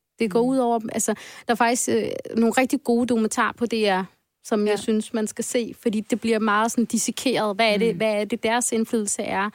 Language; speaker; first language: Danish; early bilingual, other home language; Arabic